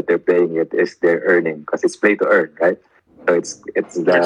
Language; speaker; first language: English; non-native, local second language; Filipino